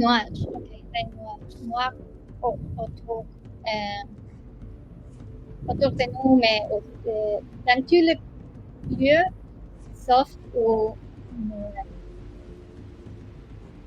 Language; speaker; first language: French; non-native, learner; Spanish